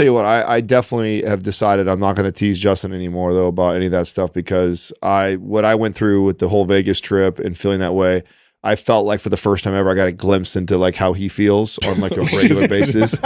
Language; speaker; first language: English; native; English